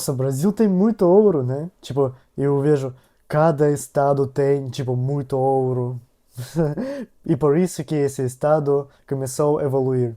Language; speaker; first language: Portuguese; non-native, learner; Russian